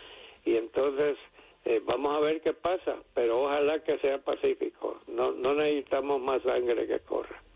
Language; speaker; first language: Spanish; native; Spanish